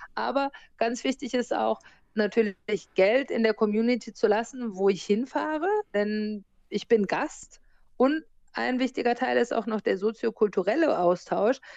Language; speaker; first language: German; native; German